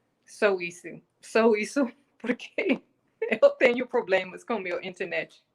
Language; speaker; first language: Portuguese; non-native, fluent; English